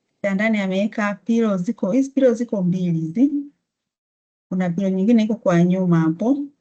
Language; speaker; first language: Swahili; native; Swahili